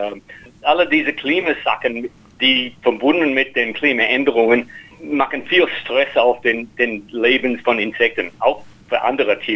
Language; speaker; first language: German; non-native, learner; English